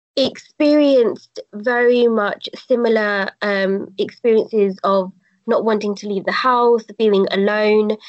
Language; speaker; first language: English; native; English